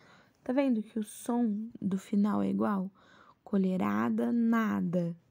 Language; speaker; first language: Portuguese; native; Portuguese